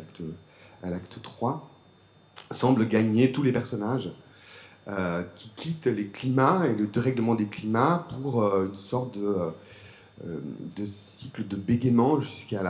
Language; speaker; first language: French; native; French